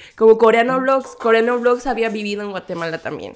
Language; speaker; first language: Spanish; non-native, fluent; Korean